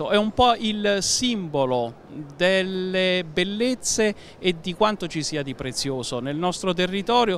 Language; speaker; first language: Italian; native; Italian